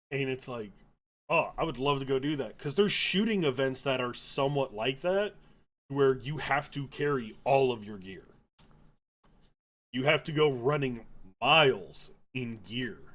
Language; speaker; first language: English; native; English